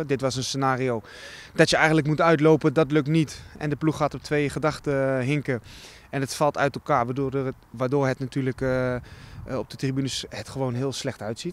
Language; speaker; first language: Dutch; native; Dutch